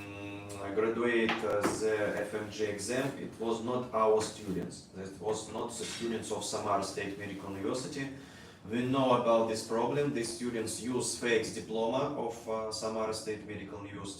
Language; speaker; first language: English; non-native, learner; Russian